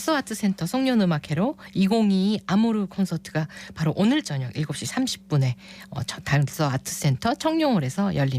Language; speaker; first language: Korean; native; Korean